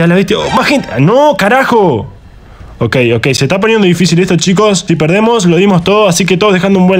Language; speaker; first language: Spanish; native; Spanish